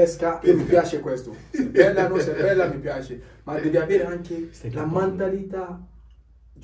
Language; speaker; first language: Italian; non-native, learner; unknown